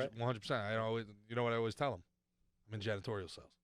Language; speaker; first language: English; native; English